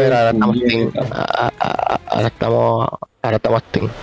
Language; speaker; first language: Spanish; native; Spanish